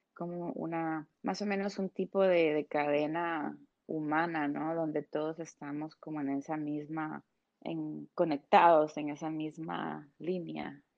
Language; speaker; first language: Spanish; native; Spanish